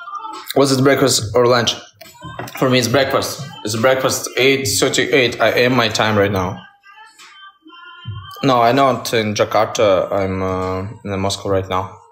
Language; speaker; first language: English; non-native, learner; Russian